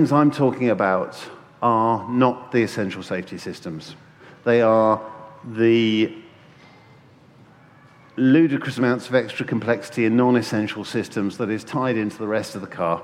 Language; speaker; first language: English; native; English